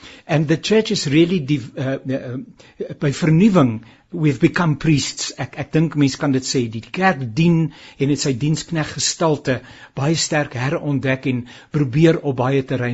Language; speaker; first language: English; non-native, local second language; Afrikaans